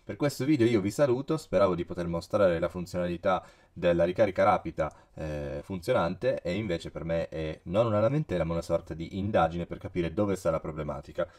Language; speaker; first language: Italian; native; Italian